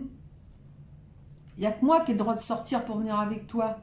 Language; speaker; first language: French; native; French